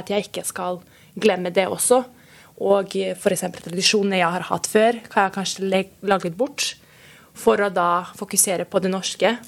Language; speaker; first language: Norwegian; non-native, fluent; Serbian